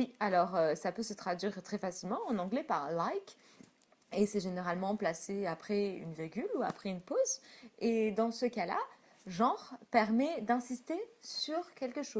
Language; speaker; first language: French; native; French